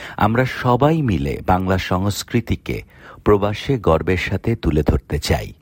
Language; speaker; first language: Bangla; native; Bangla